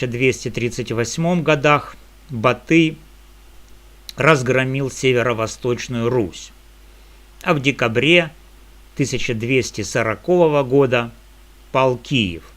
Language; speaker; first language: Russian; native; Russian